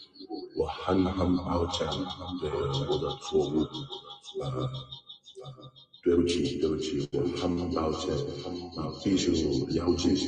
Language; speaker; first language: Chinese; non-native, learner; English